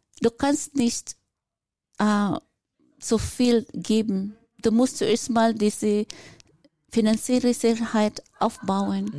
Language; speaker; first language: German; non-native, fluent; Filipino